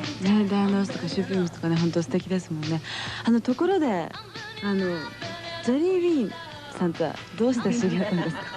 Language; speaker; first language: Japanese; native; Japanese